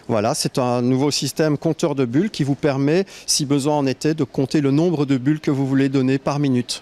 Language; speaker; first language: French; native; French